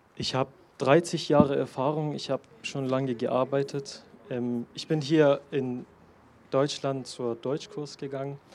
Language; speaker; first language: German; non-native, fluent; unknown